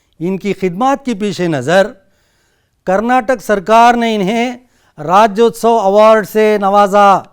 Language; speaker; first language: Urdu; native; Urdu